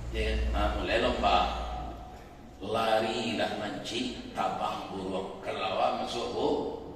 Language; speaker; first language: Malay; non-native, local second language; Minangkabau